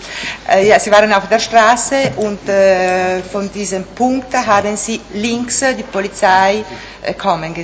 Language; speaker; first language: German; non-native, fluent; Italian